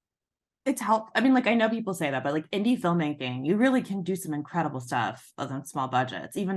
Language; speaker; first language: English; native; English